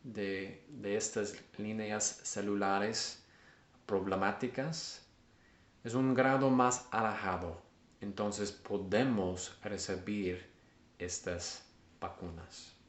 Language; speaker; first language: Spanish; non-native, learner; English